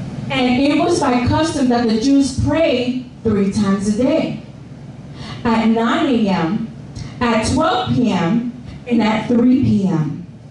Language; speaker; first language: English; early bilingual, other home language; Spanish